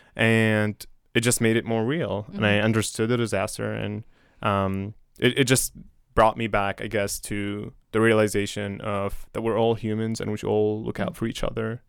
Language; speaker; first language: English; non-native, fluent; Arabic